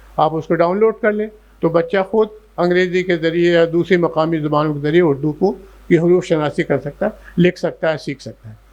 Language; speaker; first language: Urdu; native; Urdu